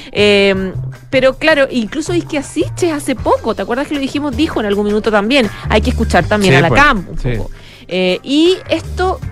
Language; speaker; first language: Spanish; native; Spanish